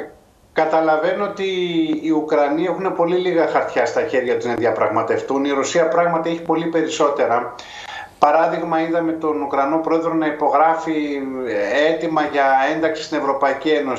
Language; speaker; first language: Greek; native; Greek